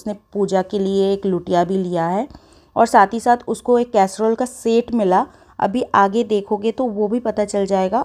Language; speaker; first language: Hindi; non-native, local second language; Bangla